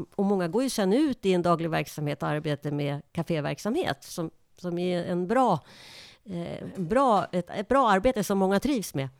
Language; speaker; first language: Swedish; native; Swedish